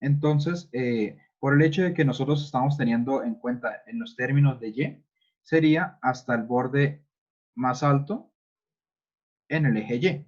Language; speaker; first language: Spanish; native; Spanish